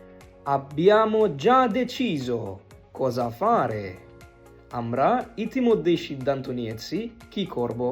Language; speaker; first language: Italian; non-native, local second language; Bangla